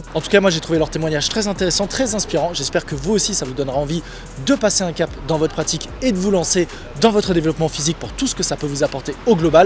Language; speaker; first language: French; native; French